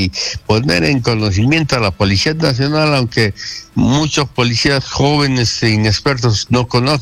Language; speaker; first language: Spanish; native; Spanish